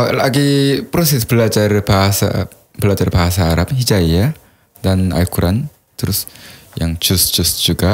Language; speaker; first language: Indonesian; non-native, fluent; Korean